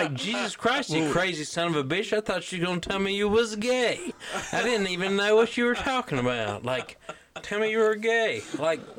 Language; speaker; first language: English; native; English